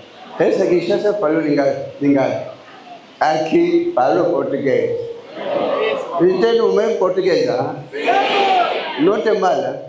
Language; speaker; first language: Portuguese; non-native, learner; Lingala